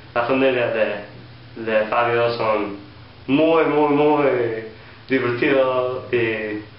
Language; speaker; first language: Spanish; non-native, learner; English